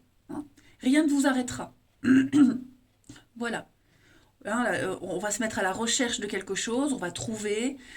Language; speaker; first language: French; native; French